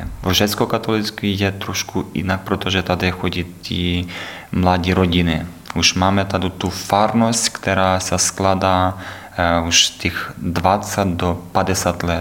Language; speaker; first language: Czech; non-native, learner; Ukrainian